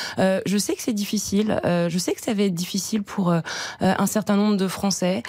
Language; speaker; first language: French; native; French